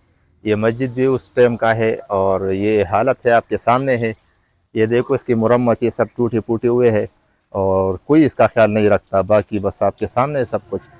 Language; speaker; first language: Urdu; non-native, local second language; Pashto